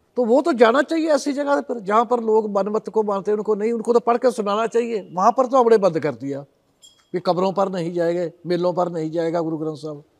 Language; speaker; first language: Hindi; non-native, local second language; Punjabi